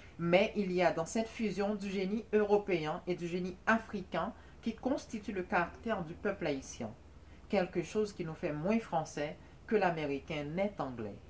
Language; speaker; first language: French; non-native, local second language; Haitian Creole